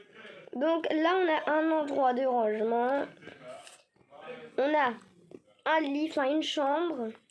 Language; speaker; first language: French; native; French